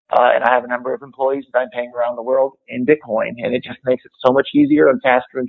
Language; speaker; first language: English; native; English